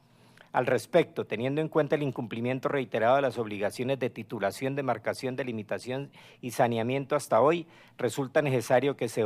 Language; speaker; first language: Spanish; native; Spanish